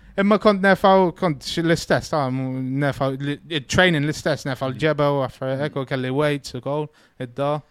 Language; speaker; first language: Maltese; early bilingual, heritage; Maltese